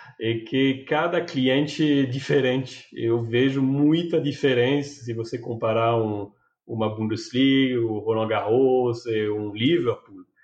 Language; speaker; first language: Portuguese; non-native, fluent; French